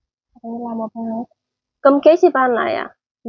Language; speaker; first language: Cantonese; non-native, learner; Indonesian